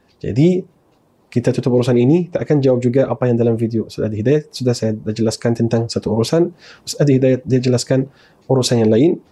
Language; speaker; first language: Malay; non-native, fluent; Arabic